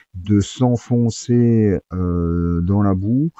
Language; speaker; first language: French; native; French